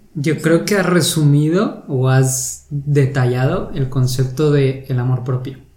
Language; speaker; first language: Spanish; native; Spanish